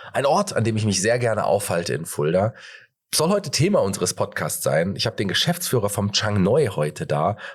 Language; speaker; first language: German; native; German